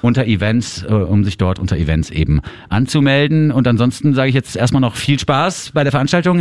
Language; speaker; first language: German; native; German